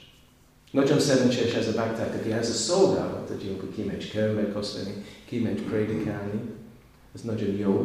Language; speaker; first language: Hungarian; non-native, learner; English